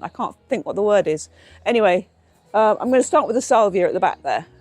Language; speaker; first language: English; native; English